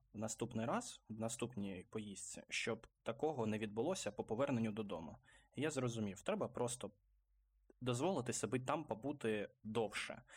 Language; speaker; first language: Ukrainian; non-native, local second language; Russian